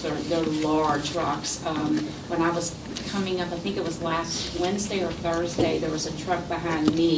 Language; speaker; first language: English; native; English